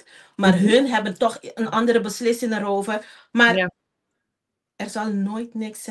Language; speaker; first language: Dutch; non-native, local second language; Papiamento